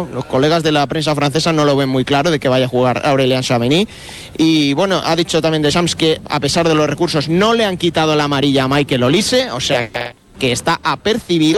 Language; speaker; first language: Spanish; native; Spanish